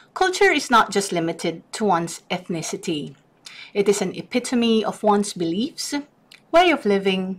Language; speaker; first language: English; non-native, local second language; Filipino